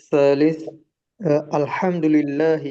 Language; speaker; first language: Arabic; non-native, learner; Indonesian